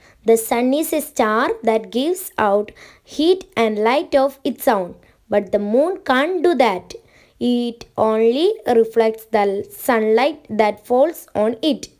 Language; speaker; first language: English; non-native, local second language; Malayalam